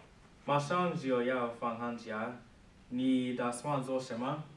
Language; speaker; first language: Chinese; non-native, learner; English